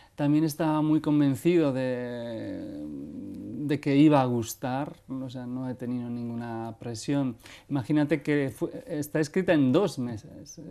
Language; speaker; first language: Spanish; non-native, local second language; Basque